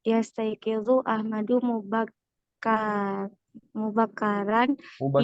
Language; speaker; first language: Arabic; non-native, learner; Indonesian